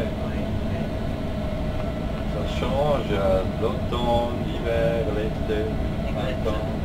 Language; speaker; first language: French; non-native, learner; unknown